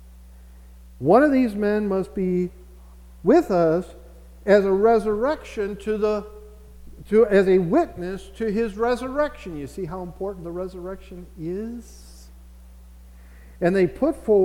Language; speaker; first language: English; native; English